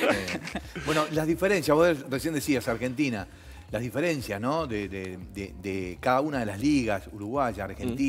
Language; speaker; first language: Spanish; native; Spanish